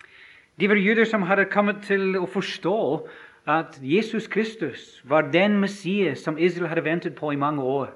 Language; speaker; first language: Norwegian; non-native, fluent; English